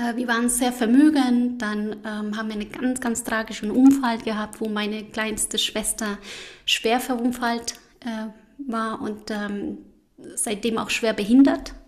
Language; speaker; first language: German; non-native, fluent; Spanish